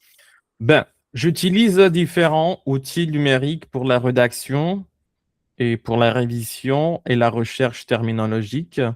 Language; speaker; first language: French; non-native, fluent; Spanish